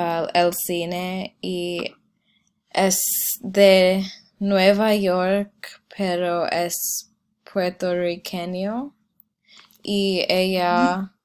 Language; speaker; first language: Spanish; non-native, learner; English